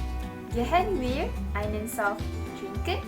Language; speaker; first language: German; non-native, learner; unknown